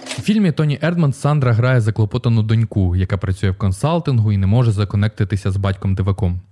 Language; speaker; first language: Ukrainian; native; Ukrainian